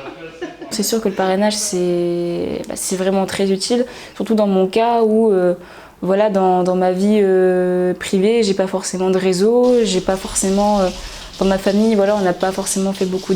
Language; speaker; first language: French; native; French